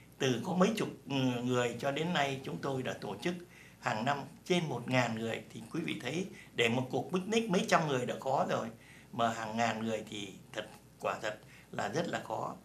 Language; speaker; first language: Vietnamese; native; Vietnamese